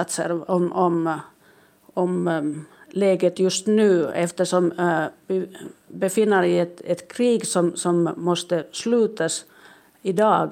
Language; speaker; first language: Swedish; non-native, local second language; Finnish